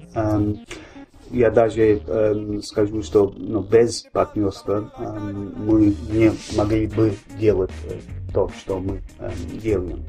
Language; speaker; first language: Russian; non-native, learner; English